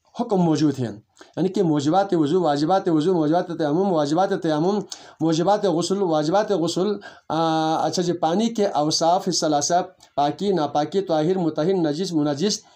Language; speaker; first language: Urdu; non-native, local second language; Balti